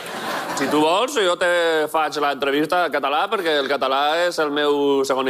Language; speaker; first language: Catalan; non-native, local second language; Spanish